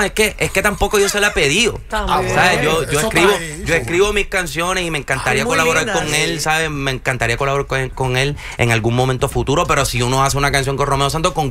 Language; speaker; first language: Spanish; early bilingual, heritage; Spanish